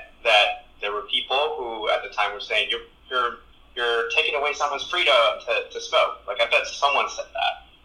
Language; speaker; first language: English; early bilingual, other home language; Spanish